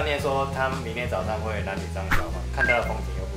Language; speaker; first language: Chinese; native; Chinese